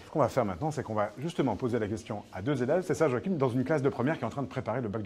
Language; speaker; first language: French; native; French